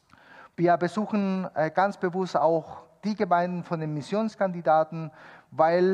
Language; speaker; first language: German; non-native, fluent; Spanish